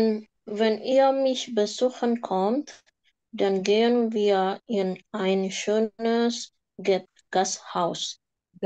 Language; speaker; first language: German; non-native, learner; Indonesian